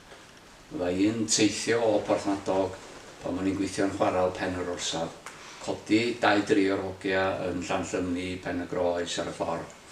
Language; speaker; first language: Welsh; native; Welsh